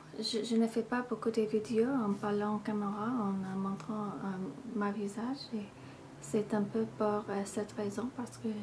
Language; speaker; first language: French; non-native, learner; English